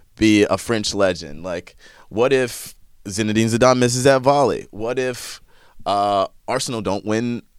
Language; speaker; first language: English; native; English